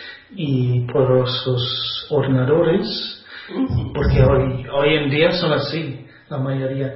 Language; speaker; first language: Spanish; non-native, fluent; English